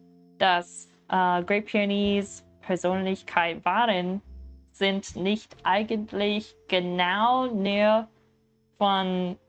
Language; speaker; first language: German; non-native, learner; English